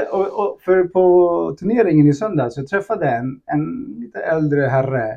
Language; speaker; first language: Swedish; early bilingual, other home language; Spanish